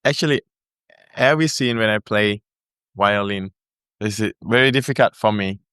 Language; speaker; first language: English; non-native, learner; Thai